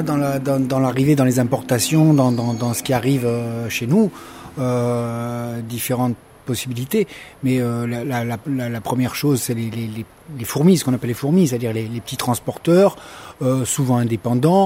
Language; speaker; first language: French; native; French